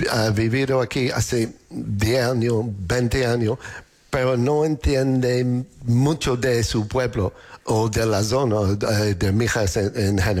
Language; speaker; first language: Spanish; non-native, fluent; English